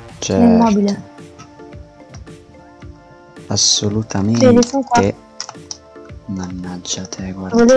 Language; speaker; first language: Italian; native; Italian